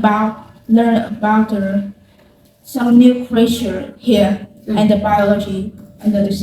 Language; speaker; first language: English; non-native, learner; Vietnamese